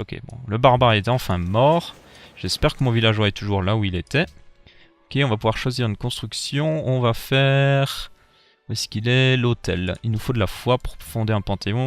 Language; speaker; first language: French; native; French